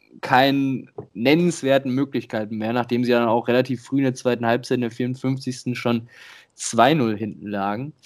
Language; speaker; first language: German; native; German